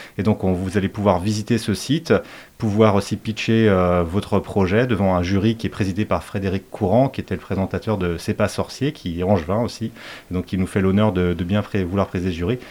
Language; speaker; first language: French; native; French